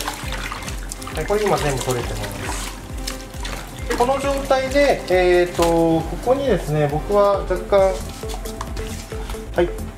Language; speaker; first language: Japanese; native; Japanese